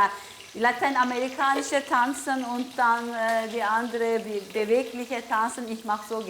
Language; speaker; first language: German; non-native, learner; Turkish